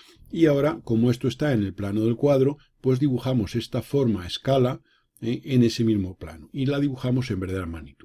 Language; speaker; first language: Spanish; native; Spanish